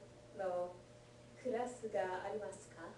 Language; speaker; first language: Japanese; non-native, learner; English